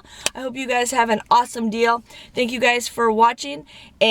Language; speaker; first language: English; native; English